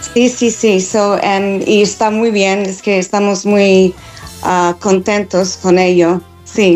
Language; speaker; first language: Spanish; non-native, fluent; English